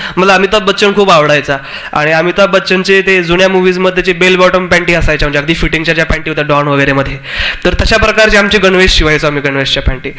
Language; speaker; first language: Marathi; non-native, local second language; Urdu